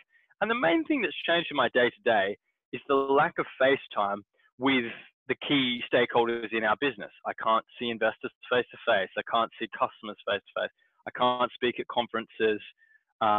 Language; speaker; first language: English; native; English